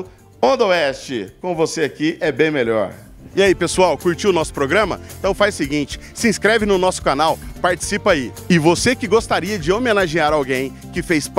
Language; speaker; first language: Portuguese; native; Portuguese